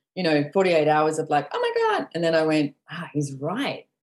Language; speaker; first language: English; native; English